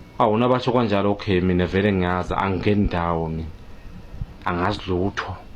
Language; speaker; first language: Zulu; native; Zulu